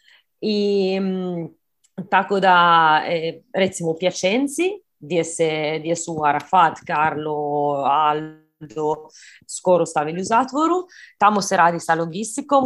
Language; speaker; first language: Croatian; early bilingual, heritage; Croatian